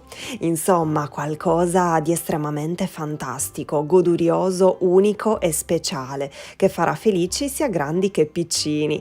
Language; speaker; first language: Italian; native; Italian